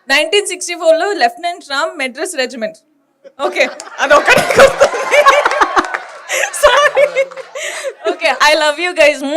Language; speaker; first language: Telugu; non-native, fluent; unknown